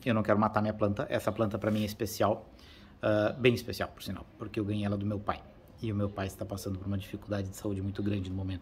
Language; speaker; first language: Portuguese; native; Portuguese